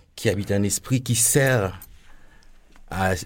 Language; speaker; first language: French; non-native, local second language; Lingala